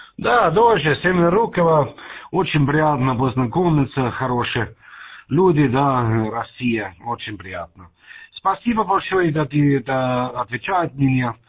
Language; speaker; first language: Russian; non-native, learner; German